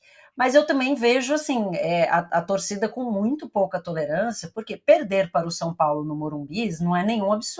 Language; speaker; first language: Portuguese; native; Portuguese